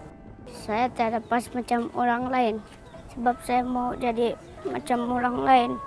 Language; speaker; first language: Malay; non-native, local second language; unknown